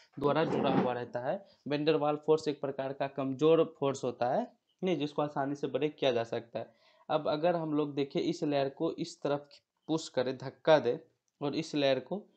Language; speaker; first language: Hindi; native; Hindi